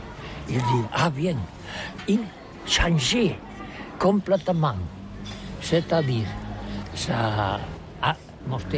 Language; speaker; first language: French; non-native, learner; Catalan